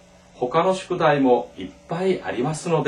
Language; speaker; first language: Japanese; non-native, fluent; Korean